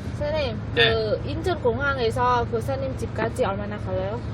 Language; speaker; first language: Korean; non-native, learner; Vietnamese